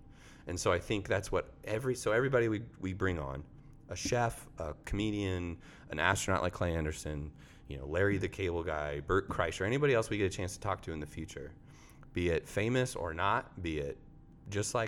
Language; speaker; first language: English; native; English